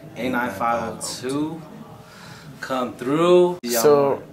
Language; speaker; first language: English; native; English